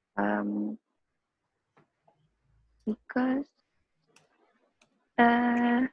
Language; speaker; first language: English; non-native, learner; Indonesian